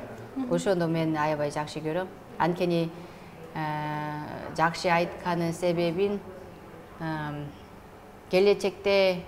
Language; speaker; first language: Kyrgyz; non-native, learner; Korean